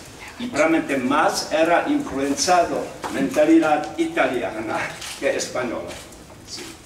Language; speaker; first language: Spanish; non-native, learner; Czech